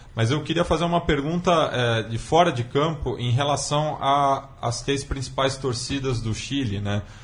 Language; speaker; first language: Portuguese; native; Portuguese